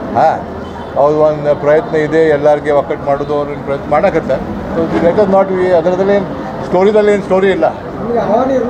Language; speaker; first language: Kannada; non-native, local second language; Urdu